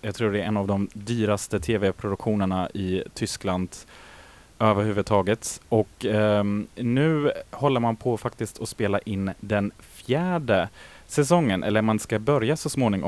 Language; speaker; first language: Swedish; native; Swedish